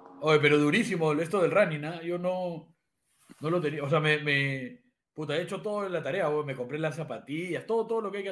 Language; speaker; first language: Spanish; native; Spanish